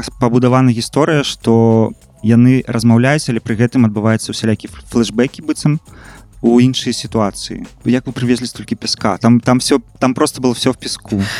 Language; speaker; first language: Belarusian; native; Belarusian